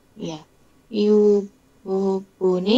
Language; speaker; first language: Korean; non-native, learner; Indonesian